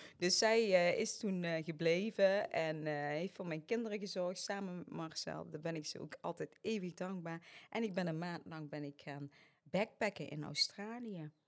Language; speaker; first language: Dutch; early bilingual, other home language; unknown